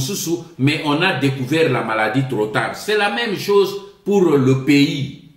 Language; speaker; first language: French; non-native, local second language; Lingala